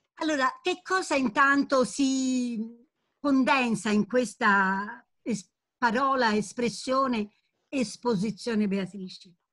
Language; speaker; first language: Italian; native; Italian